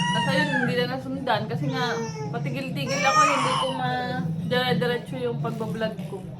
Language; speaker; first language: Filipino; native; Filipino